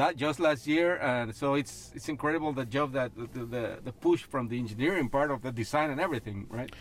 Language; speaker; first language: English; non-native, fluent; Spanish